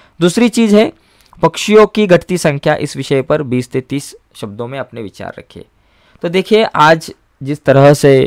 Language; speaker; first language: Hindi; non-native, local second language; Marathi